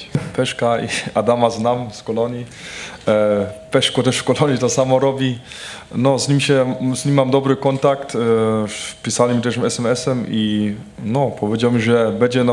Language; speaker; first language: Polish; early bilingual, heritage; Polish